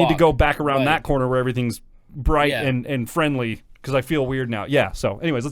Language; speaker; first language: English; native; English